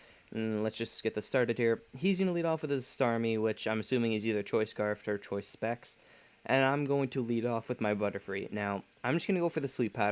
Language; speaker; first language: English; native; English